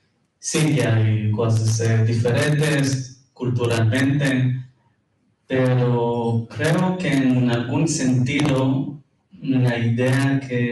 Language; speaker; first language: Spanish; non-native, fluent; Hebrew